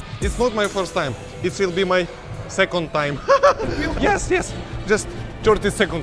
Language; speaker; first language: English; non-native, learner; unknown